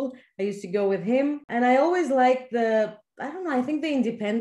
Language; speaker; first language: English; non-native, fluent; Greek